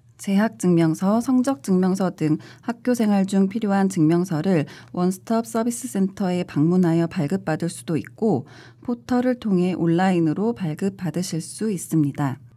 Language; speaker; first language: Korean; native; Korean